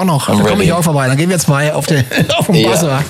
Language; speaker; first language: German; native; German